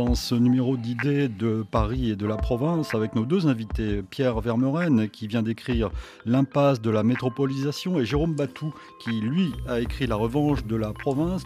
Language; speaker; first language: French; native; French